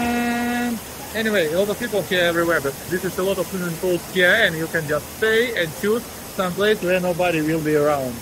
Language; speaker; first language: English; non-native, learner; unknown